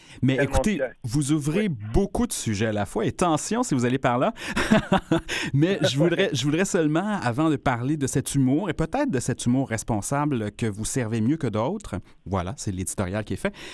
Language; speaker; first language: French; native; French